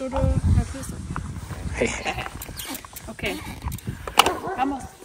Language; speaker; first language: Spanish; non-native, learner; German